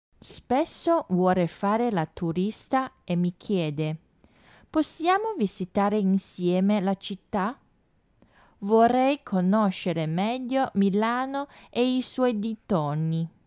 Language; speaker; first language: Italian; non-native, fluent; Chinese